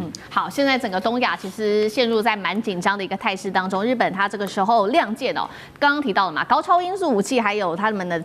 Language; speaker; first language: Chinese; native; Chinese